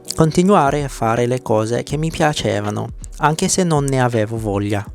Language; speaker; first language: Italian; non-native, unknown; English